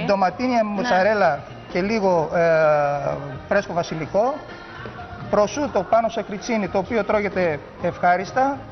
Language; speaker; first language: Greek; native; Greek